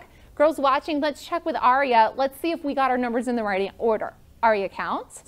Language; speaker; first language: English; native; English